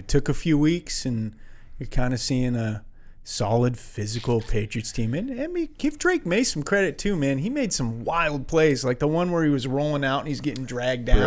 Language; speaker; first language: English; native; English